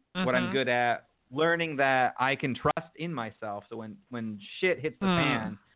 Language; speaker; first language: English; native; English